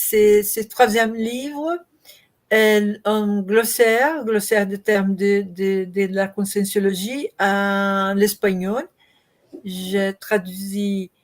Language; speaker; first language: French; non-native, learner; Portuguese